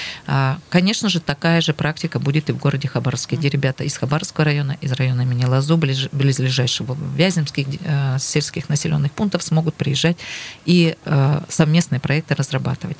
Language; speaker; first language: Russian; native; Russian